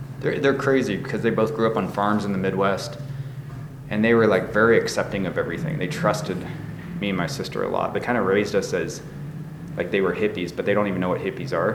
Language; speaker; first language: English; native; English